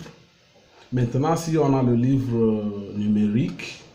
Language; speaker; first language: French; non-native, learner; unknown